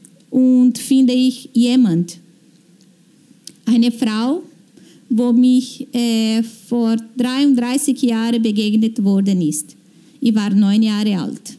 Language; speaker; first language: German; non-native, fluent; Portuguese